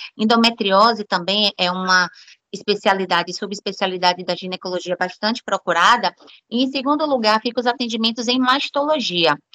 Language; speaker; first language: Portuguese; native; Portuguese